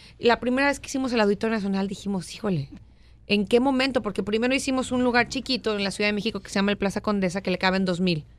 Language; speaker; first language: Spanish; native; Spanish